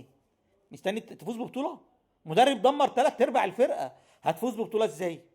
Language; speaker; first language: Arabic; native; Arabic